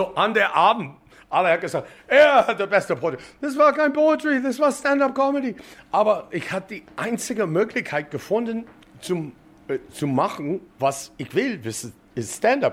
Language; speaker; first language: German; non-native, learner; English